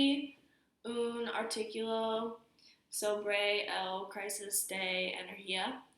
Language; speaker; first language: Spanish; non-native, learner; English